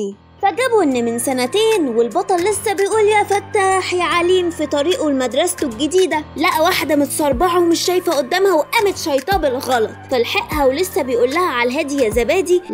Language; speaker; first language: Arabic; native; Arabic